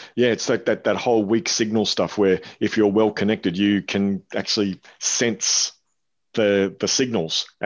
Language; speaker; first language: English; native; English